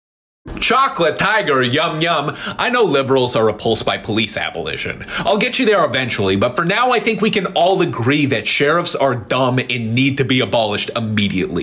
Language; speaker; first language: English; native; English